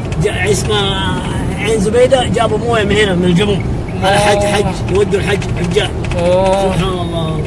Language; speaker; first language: Arabic; non-native, fluent; Indonesian